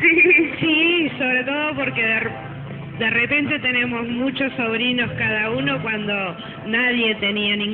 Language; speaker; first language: Spanish; native; Spanish